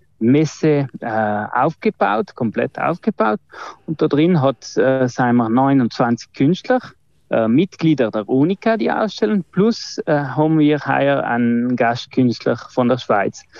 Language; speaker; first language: German; non-native, local second language; Ladin